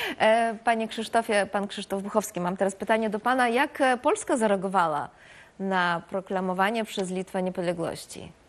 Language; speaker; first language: Polish; native; Polish